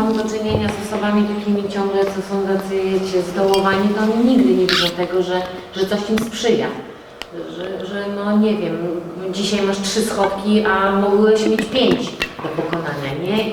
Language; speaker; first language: Polish; non-native, learner; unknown